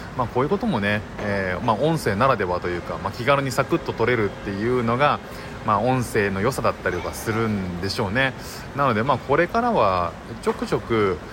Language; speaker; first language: Japanese; native; Japanese